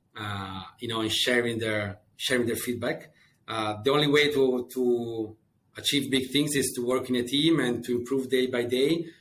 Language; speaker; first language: English; non-native, fluent; Italian